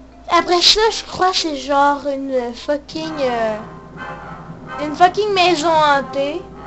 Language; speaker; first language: French; native; French